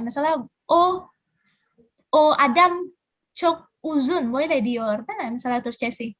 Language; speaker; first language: Turkish; non-native, learner; Indonesian